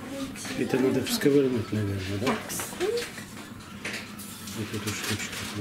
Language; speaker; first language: Russian; native; Russian